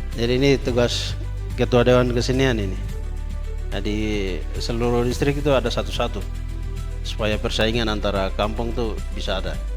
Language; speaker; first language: Indonesian; non-native, local second language; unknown